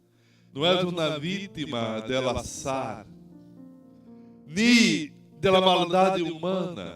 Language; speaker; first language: Spanish; non-native, fluent; Portuguese